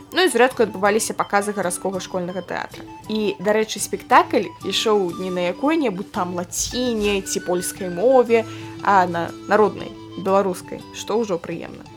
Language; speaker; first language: Belarusian; non-native, local second language; Russian